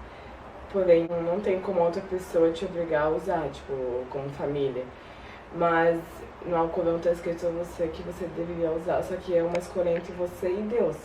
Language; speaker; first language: Portuguese; early bilingual, other home language; Arabic